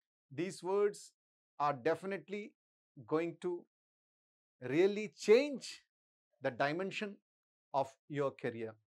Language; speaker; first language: English; non-native, local second language; Telugu